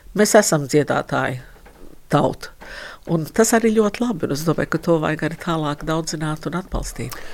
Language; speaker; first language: Latvian; early bilingual, heritage; Latvian